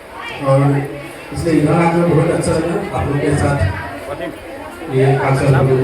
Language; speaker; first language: Hindi; non-native, local second language; Bangla